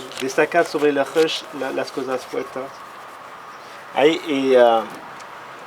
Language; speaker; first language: Spanish; non-native, learner; French